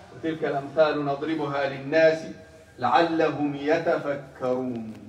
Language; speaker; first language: Arabic; non-native, local second language; Somali